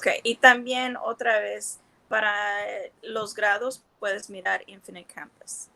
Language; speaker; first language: Spanish; early bilingual, heritage; Spanish